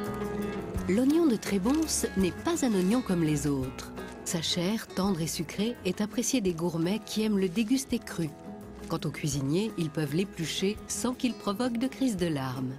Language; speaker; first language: French; native; French